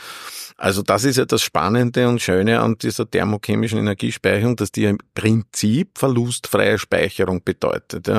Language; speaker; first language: German; native; German